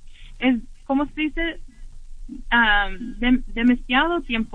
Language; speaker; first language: Spanish; early bilingual, heritage; English